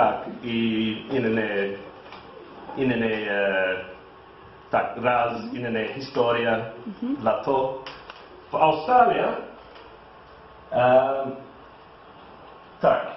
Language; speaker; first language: Polish; non-native, learner; English